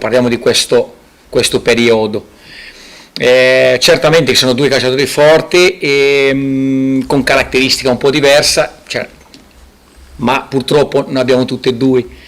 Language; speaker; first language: Italian; non-native, fluent; Portuguese